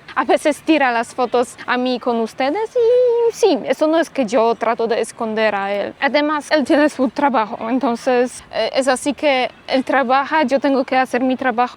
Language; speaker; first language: Spanish; non-native, fluent; Polish